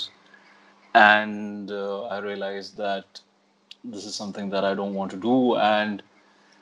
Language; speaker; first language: English; non-native, local second language; Urdu